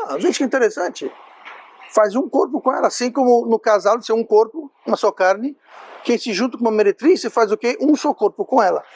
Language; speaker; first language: Portuguese; non-native, fluent; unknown